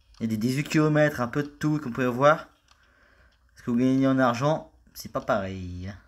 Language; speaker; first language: French; native; French